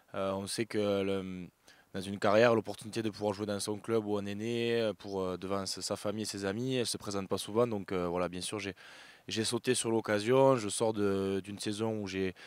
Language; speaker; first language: French; native; French